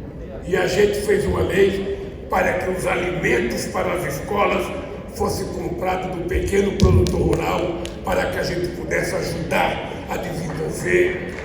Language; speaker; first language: Portuguese; native; Portuguese